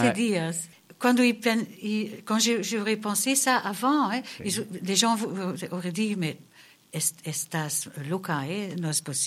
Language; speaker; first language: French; non-native, local second language; Dutch